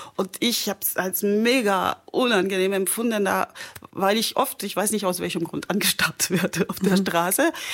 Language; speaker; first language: German; non-native, fluent; French